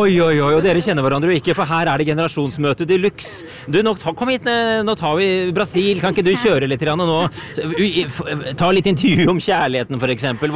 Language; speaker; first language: Norwegian; native; Norwegian